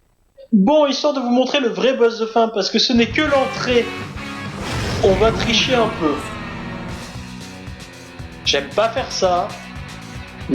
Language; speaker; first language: French; native; French